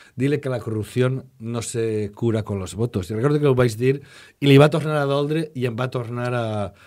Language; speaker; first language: Catalan; native; Catalan